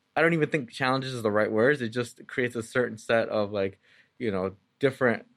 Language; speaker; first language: English; early bilingual, other home language; Spanish